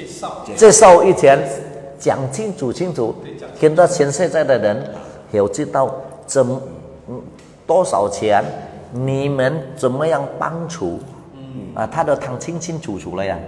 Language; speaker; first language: Chinese; non-native, learner; Hakka Chinese